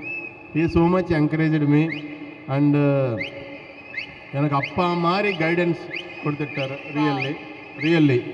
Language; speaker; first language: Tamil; non-native, learner; Telugu